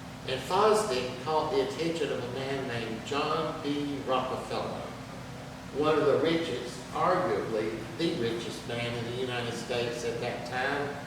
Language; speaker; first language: English; native; English